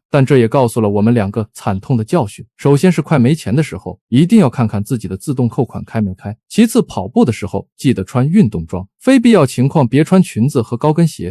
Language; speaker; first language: Chinese; native; Chinese